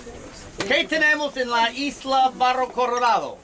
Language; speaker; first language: Spanish; non-native, learner; English